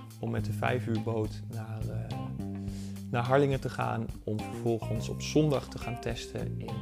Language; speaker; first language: Dutch; native; Dutch